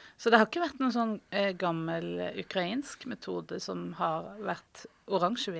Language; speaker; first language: Norwegian; native; Norwegian